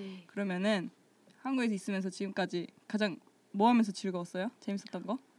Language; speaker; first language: Korean; native; Korean